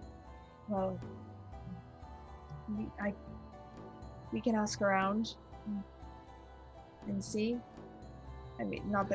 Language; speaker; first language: English; native; English